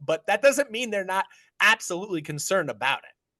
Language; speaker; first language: English; native; English